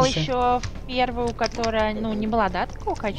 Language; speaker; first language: Russian; native; Russian